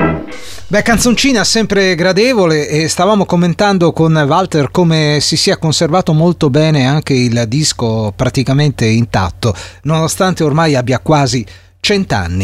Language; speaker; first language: Italian; native; Italian